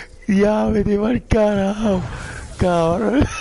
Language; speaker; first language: Spanish; native; Spanish